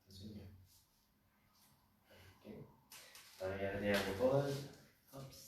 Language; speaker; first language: French; non-native, learner; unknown